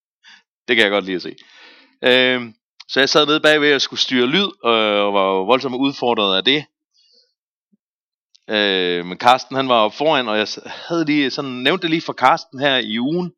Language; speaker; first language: Danish; native; Danish